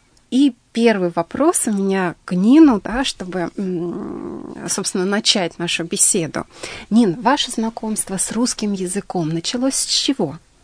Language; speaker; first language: Russian; native; Russian